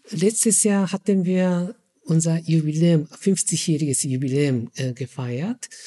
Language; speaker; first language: German; non-native, fluent; Japanese